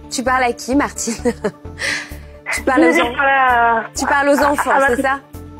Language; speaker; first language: French; native; French